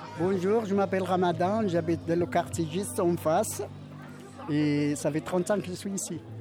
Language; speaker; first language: French; non-native, local second language; Arabic